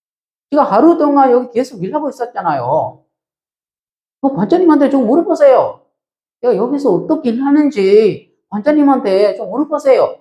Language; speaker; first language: Korean; non-native, fluent; Sinhala